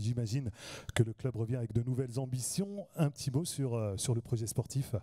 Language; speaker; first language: French; native; French